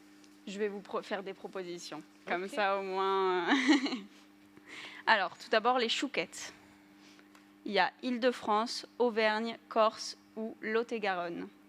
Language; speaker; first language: French; native; French